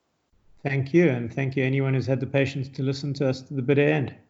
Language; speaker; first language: English; native; English